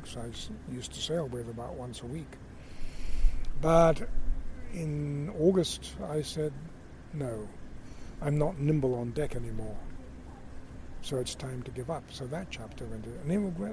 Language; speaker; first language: English; native; English